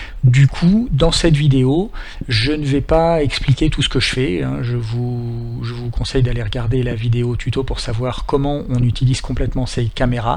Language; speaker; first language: French; native; French